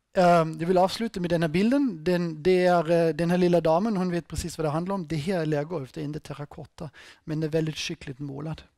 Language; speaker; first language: Swedish; non-native, fluent; German